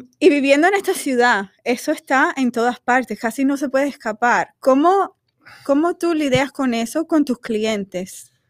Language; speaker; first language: Spanish; native; Spanish